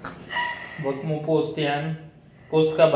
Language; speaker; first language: Filipino; non-native, learner; Punjabi